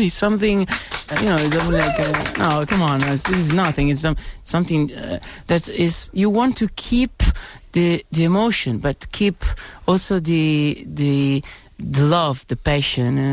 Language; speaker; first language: English; non-native, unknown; Italian